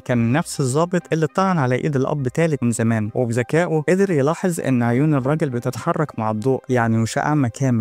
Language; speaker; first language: Arabic; native; Arabic